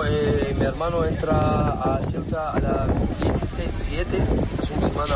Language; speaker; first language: Spanish; non-native, learner; Arabic